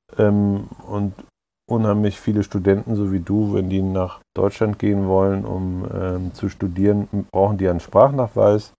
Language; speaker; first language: German; native; German